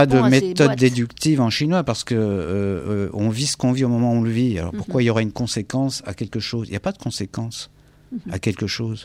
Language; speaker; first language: French; native; French